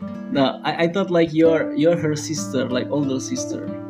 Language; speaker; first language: English; non-native, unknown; Indonesian